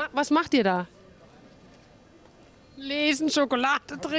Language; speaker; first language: German; native; German